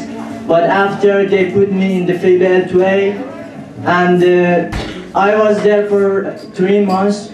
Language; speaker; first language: English; non-native, learner; Pashto